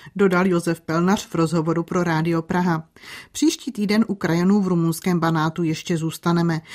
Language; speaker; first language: Czech; native; Czech